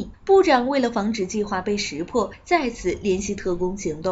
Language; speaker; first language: Chinese; native; Chinese